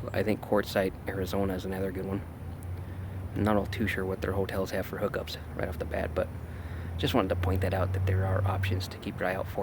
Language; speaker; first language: English; native; English